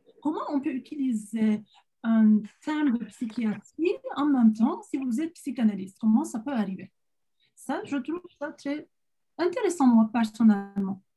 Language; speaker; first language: French; non-native, fluent; Turkish